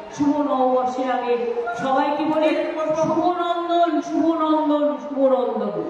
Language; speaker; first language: Bangla; native; Bangla